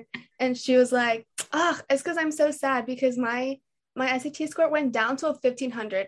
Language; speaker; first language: English; native; English